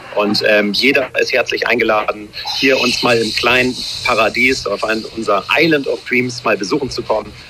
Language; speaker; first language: German; native; German